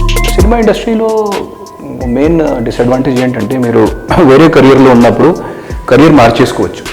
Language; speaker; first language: Telugu; non-native, local second language; Hindi